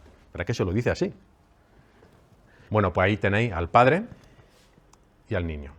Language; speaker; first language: Spanish; native; Spanish